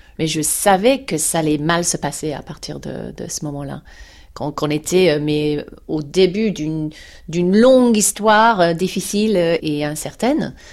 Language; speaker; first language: French; non-native, fluent; English